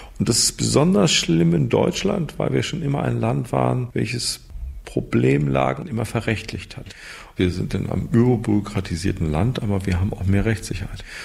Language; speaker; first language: German; native; German